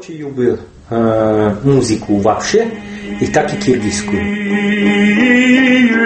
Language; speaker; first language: Russian; non-native, learner; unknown